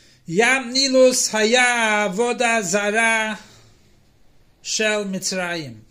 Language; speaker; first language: Hebrew; non-native, fluent; English